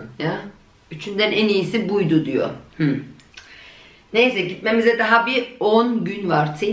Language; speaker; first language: Turkish; early bilingual, heritage; Turkish